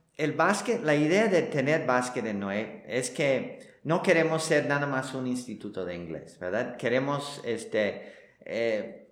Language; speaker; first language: Spanish; non-native, fluent; English